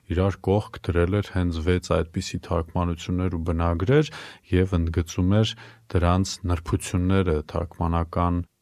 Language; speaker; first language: Armenian; native; Armenian